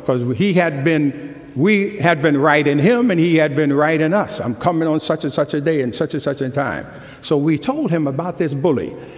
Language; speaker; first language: English; native; English